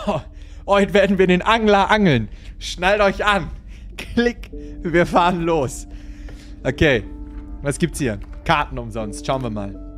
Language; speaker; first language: German; native; German